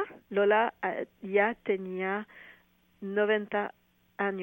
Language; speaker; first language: Spanish; non-native, fluent; French